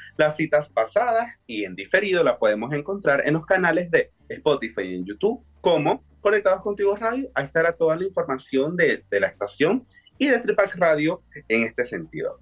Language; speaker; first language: Spanish; native; Spanish